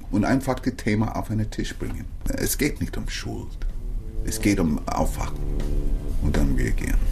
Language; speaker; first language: German; non-native, fluent; English